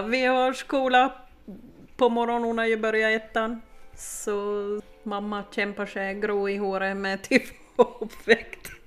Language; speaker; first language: Swedish; native; Swedish